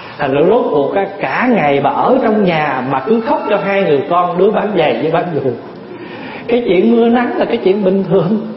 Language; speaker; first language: Vietnamese; early bilingual, heritage; Vietnamese